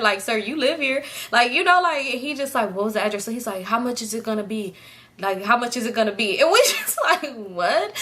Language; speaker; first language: English; native; English